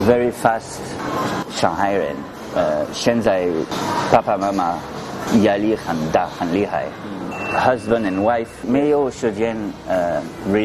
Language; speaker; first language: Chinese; non-native, learner; French